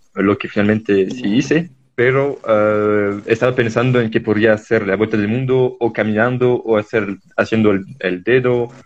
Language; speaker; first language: Spanish; non-native, fluent; French